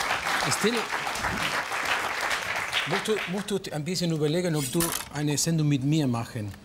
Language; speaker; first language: German; non-native, fluent; Spanish